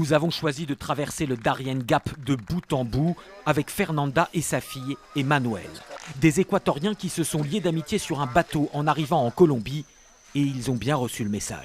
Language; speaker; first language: French; native; French